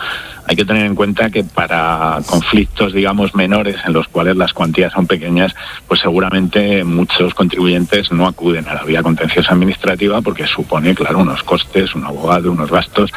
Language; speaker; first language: Spanish; native; Spanish